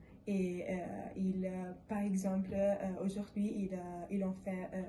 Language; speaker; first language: French; non-native, learner; Italian